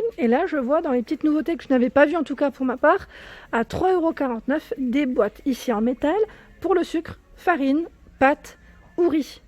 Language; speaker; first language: French; native; French